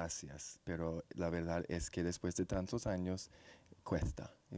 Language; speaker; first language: Spanish; non-native, fluent; English